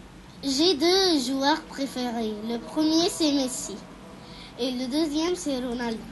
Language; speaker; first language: French; non-native, fluent; Arabic